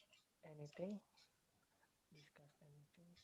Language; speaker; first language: English; non-native, learner; Indonesian